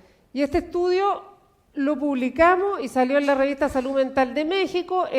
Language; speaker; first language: Spanish; native; Spanish